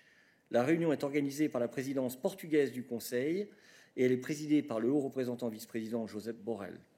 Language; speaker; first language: French; native; French